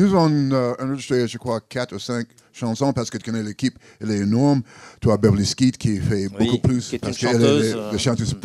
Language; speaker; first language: French; non-native, learner; English